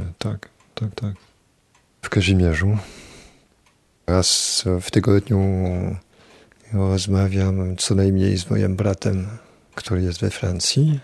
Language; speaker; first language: Polish; non-native, fluent; French